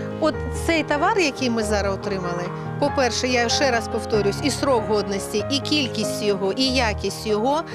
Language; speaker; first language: Ukrainian; native; Ukrainian